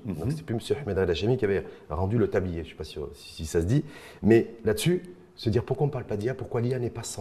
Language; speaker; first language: French; non-native, local second language; Arabic